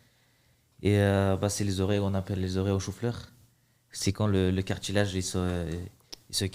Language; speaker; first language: French; early bilingual, other home language; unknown